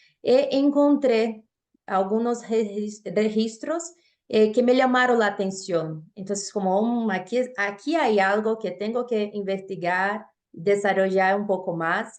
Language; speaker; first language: Spanish; non-native, fluent; Portuguese